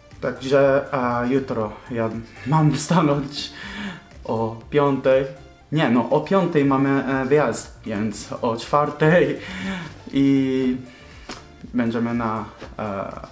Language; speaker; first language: Polish; non-native, learner; Japanese